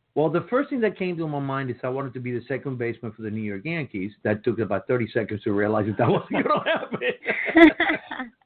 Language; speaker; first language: English; early bilingual, other home language; Spanish